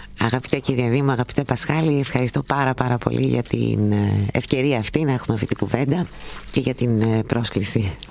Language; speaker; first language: Greek; native; Greek